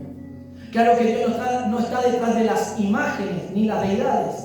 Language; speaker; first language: Spanish; native; Spanish